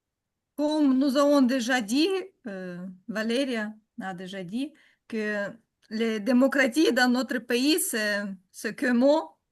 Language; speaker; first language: French; non-native, learner; Ukrainian